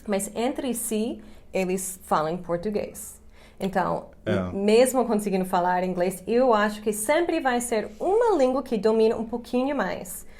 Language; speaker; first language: Portuguese; non-native, fluent; English